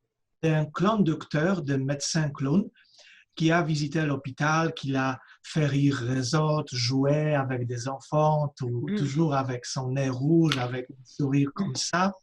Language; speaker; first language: French; non-native, fluent; Polish